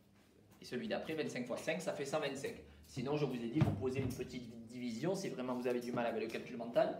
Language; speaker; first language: French; native; French